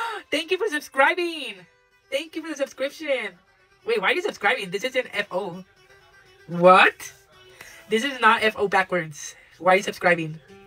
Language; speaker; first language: English; early bilingual, other home language; Spanish